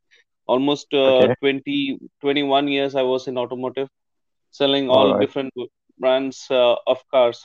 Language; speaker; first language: English; non-native, local second language; Tamil